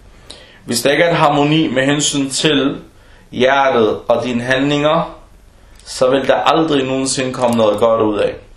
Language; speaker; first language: Danish; early bilingual, other home language; Arabic